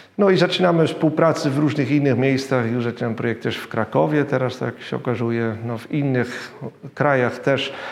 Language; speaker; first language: Polish; non-native, fluent; Dutch